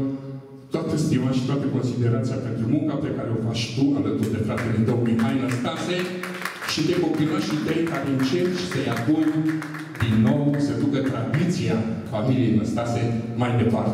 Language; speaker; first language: Romanian; native; Romanian